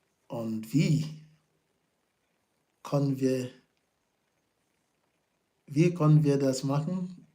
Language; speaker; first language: German; non-native, learner; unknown